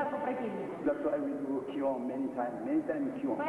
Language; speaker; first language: English; non-native, learner; Japanese